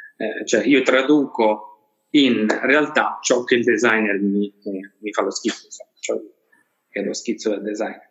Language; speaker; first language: Italian; native; Italian